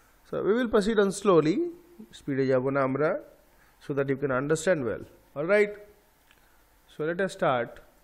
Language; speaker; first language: English; non-native, local second language; Bangla